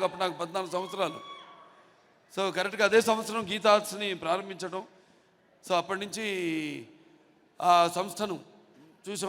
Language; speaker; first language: Telugu; native; Telugu